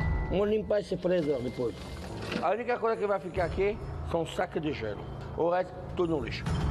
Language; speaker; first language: Portuguese; non-native, fluent; French